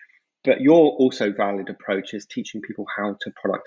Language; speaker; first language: English; native; English